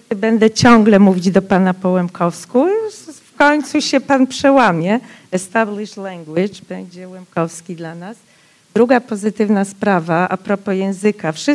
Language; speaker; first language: Polish; non-native, local second language; Rusyn